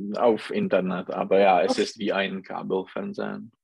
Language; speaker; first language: German; non-native, learner; Czech